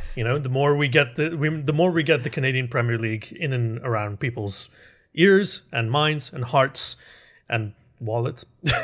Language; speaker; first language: English; early bilingual, other home language; Urdu